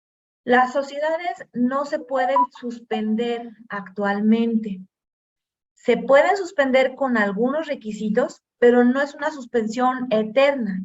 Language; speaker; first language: Spanish; native; Spanish